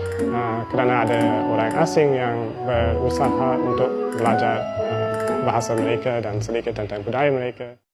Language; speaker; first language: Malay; non-native, fluent; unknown